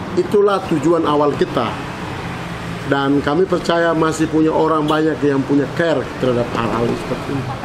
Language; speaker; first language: Indonesian; non-native, local second language; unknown